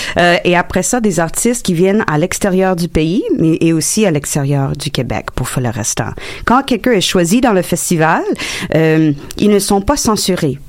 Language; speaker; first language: French; non-native, local second language; English